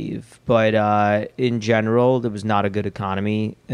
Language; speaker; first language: English; early bilingual, other home language; Russian